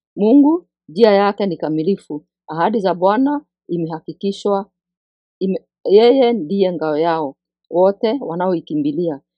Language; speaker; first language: Swahili; non-native, local second language; Kikuyu